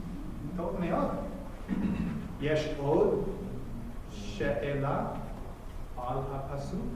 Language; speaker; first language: Hebrew; non-native, fluent; English